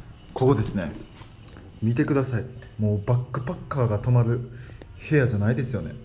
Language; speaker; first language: Japanese; native; Japanese